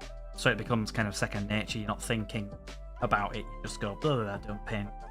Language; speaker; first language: English; native; English